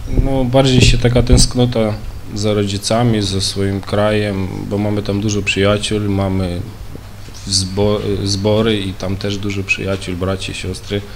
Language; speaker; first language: Polish; early bilingual, other home language; Ukrainian